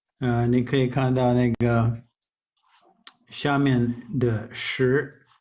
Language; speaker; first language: Chinese; non-native, fluent; English